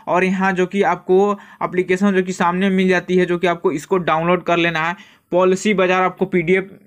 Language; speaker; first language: Hindi; native; Hindi